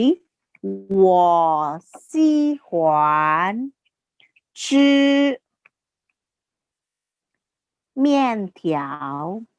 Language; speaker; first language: Chinese; non-native, fluent; Indonesian